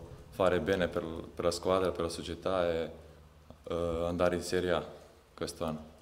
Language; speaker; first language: Italian; non-native, fluent; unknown